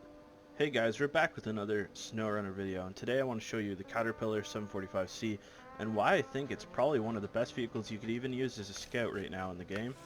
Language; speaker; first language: English; native; English